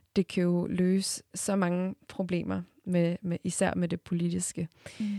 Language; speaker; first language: Danish; early bilingual, other home language; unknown